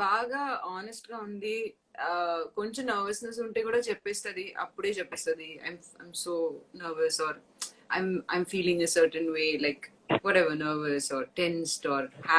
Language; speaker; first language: Telugu; non-native, fluent; Tamil